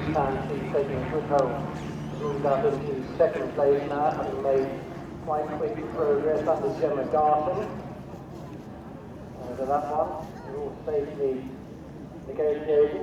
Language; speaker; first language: English; native; English